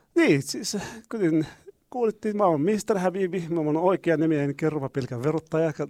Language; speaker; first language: Finnish; non-native, learner; Arabic